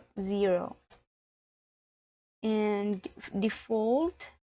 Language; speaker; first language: English; non-native, learner; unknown